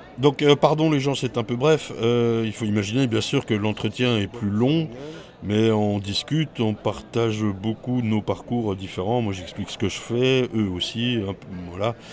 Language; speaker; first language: French; native; French